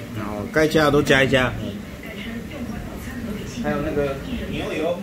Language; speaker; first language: Chinese; native; Chinese